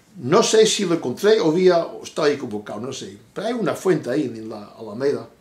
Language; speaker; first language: Spanish; non-native, fluent; Dutch